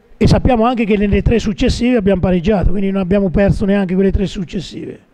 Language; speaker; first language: Italian; native; Italian